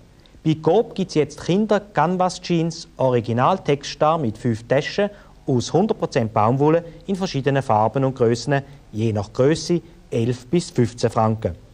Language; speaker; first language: German; native; German